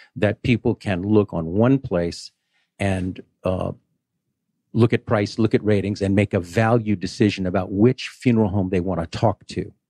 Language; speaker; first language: English; native; English